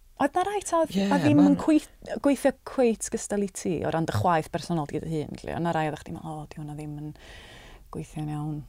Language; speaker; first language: Welsh; native; Welsh